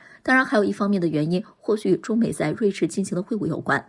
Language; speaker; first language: Chinese; native; Chinese